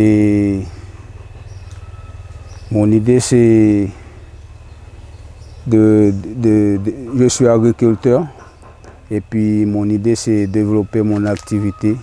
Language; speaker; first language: French; non-native, local second language; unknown